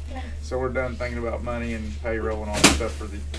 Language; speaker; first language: English; native; English